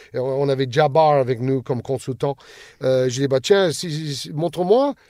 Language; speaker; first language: French; non-native, fluent; English